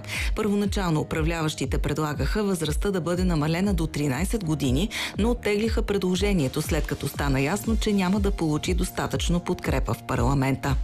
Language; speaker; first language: Bulgarian; native; Bulgarian